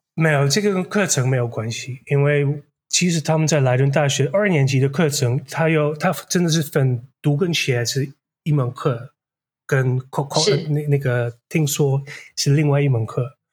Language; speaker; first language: Chinese; non-native, fluent; Dutch